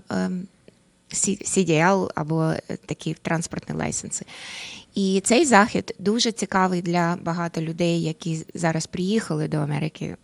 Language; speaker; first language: Ukrainian; non-native, local second language; Russian